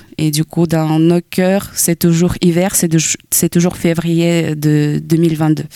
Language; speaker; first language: French; non-native, fluent; Ukrainian